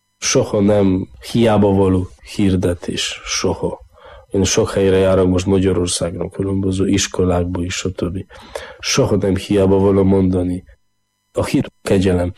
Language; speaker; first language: Hungarian; non-native, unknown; Polish